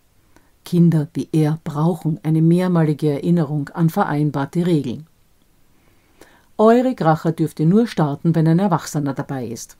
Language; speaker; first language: German; native; German